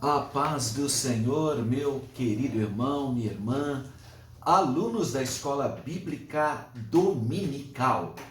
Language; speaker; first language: Portuguese; native; Portuguese